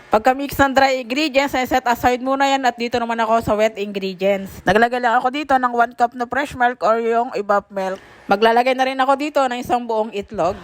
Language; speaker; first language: Filipino; native; Filipino